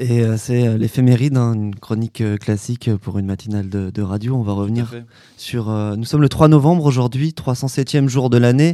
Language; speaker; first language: French; native; French